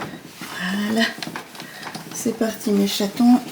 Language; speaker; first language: French; native; French